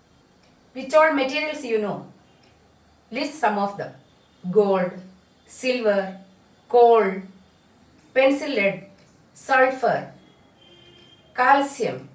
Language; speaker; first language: English; non-native, local second language; Malayalam